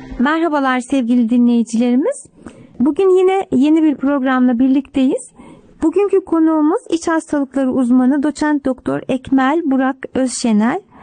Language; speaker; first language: Turkish; native; Turkish